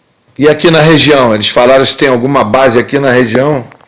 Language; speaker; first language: Portuguese; native; Portuguese